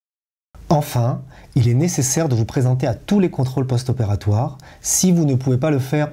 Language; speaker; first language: French; native; French